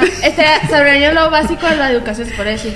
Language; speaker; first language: Spanish; native; Spanish